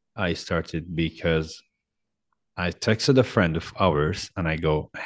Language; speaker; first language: English; non-native, fluent; Arabic